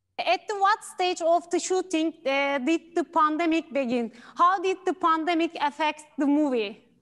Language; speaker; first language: English; non-native, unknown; Turkish